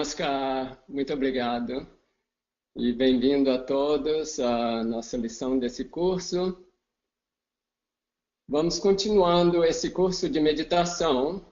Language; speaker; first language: Portuguese; non-native, fluent; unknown